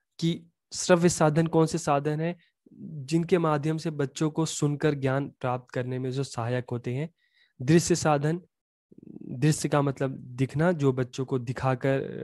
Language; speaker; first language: Hindi; native; Hindi